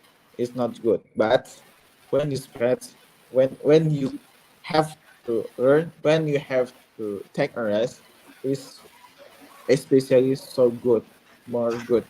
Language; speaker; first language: English; non-native, learner; Indonesian